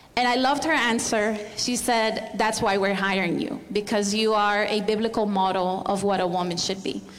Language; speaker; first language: English; non-native, fluent; Spanish